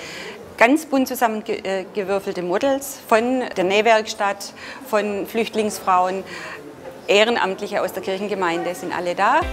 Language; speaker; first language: German; native; German